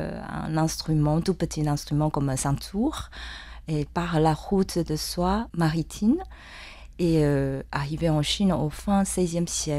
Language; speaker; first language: French; non-native, fluent; Chinese